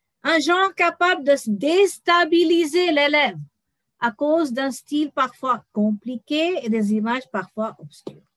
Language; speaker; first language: French; non-native, fluent; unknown